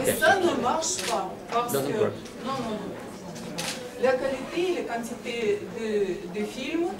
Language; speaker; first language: French; non-native, learner; Russian